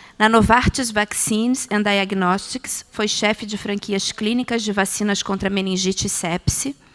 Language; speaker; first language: Portuguese; native; Portuguese